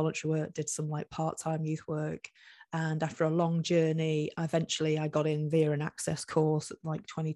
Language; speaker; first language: English; native; English